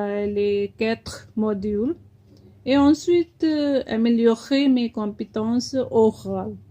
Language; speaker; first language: French; non-native, fluent; Punjabi